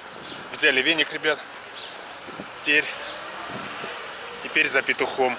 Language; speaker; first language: Russian; native; Russian